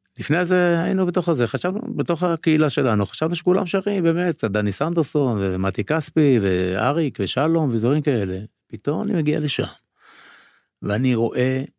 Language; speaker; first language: Hebrew; native; Hebrew